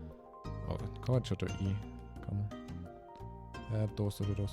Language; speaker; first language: Japanese; non-native, learner; German